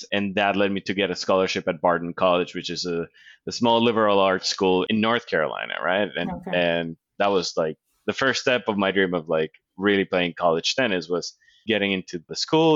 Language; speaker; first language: English; non-native, fluent; Spanish